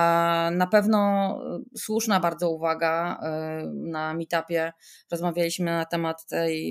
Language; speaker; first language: Polish; native; Polish